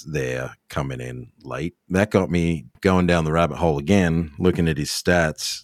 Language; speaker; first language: English; native; English